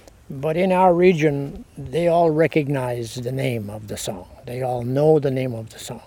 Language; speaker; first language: English; native; English